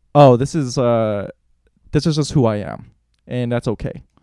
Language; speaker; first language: English; native; English